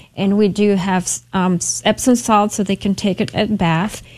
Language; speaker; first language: English; non-native, fluent; Spanish